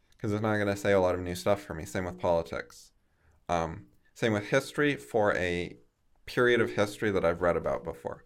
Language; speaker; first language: English; native; English